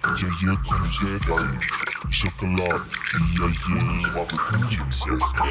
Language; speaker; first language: Russian; non-native, learner; German